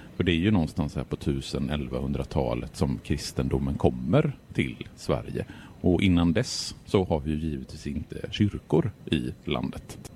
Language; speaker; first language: Swedish; native; Swedish